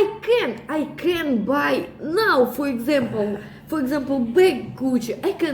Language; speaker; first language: English; non-native, learner; Russian